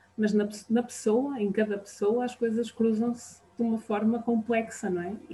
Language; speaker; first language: Portuguese; native; Portuguese